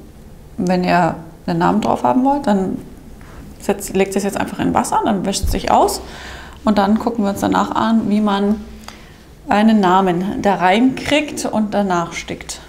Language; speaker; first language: German; native; German